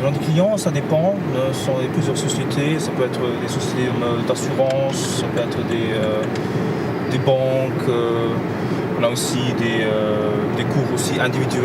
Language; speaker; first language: French; non-native, local second language; Luxembourgish